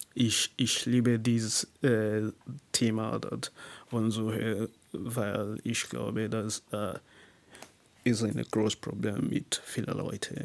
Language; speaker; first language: German; non-native, learner; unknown